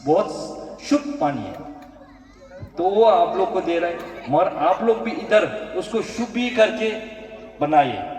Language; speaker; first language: Hindi; non-native, fluent; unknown